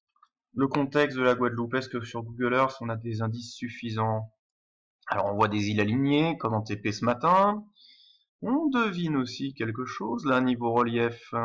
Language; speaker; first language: French; native; French